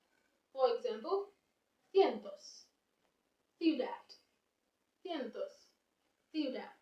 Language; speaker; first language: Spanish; non-native, fluent; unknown